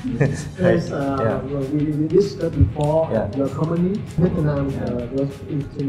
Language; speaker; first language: English; non-native, learner; Vietnamese